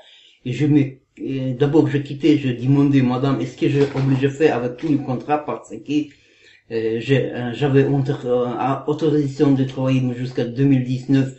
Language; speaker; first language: French; non-native, learner; Kazakh